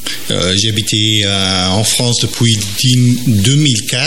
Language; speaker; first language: French; non-native, fluent; English